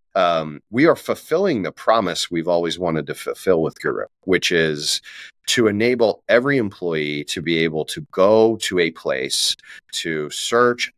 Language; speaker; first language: English; native; English